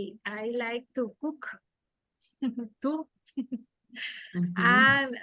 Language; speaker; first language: English; non-native, learner; Spanish